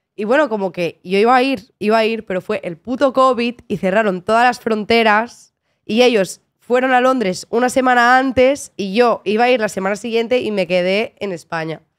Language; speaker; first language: Spanish; native; Spanish